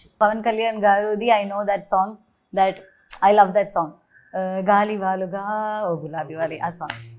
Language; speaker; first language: Telugu; non-native, learner; Malayalam